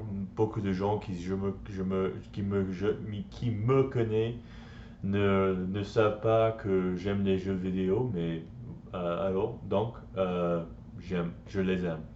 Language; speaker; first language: French; non-native, learner; English